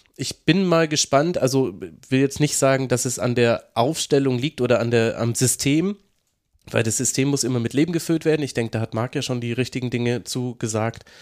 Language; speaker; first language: German; native; German